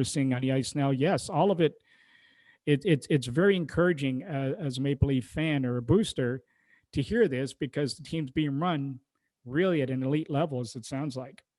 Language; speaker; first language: English; native; English